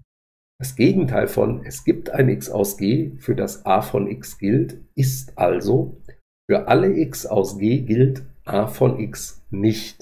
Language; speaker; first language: German; native; German